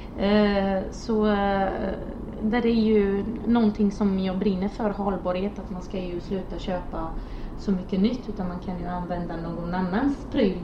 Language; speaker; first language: Swedish; non-native, fluent; Romanian